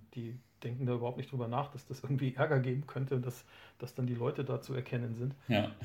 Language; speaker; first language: German; native; German